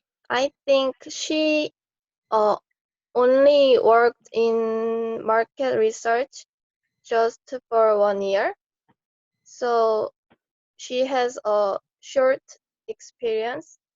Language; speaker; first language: English; non-native, learner; Korean